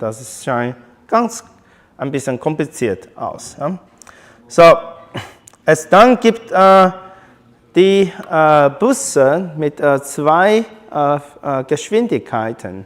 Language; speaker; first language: German; non-native, learner; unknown